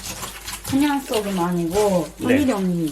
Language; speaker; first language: Korean; non-native, fluent; Japanese